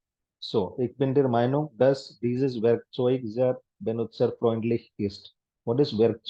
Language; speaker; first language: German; non-native, fluent; Hindi